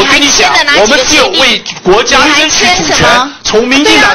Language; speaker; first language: Chinese; native; Chinese